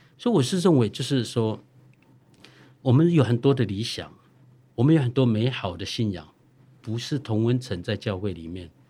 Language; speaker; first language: Chinese; non-native, local second language; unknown